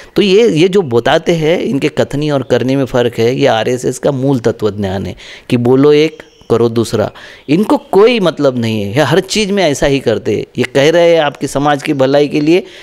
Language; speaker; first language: Hindi; non-native, local second language; Marathi